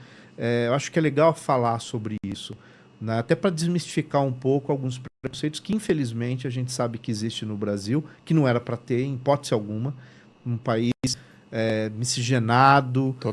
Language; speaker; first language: Portuguese; native; Portuguese